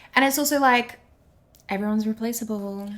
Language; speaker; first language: English; native; English